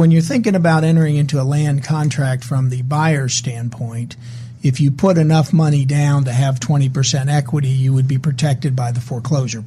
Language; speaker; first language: English; native; English